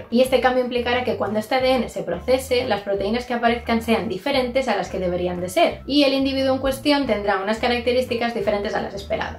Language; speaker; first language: Spanish; native; Spanish